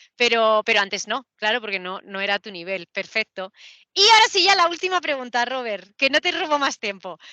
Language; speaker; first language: Spanish; native; Spanish